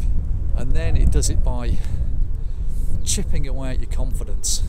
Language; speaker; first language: English; native; English